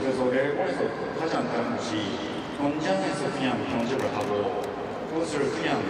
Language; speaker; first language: Korean; non-native, fluent; Japanese